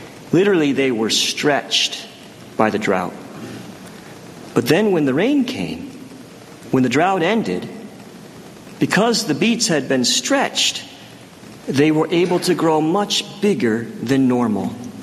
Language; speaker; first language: English; native; English